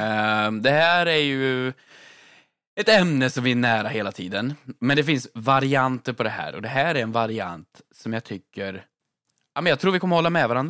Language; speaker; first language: Swedish; native; Swedish